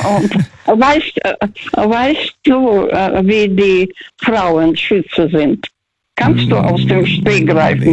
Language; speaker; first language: German; non-native, fluent; Russian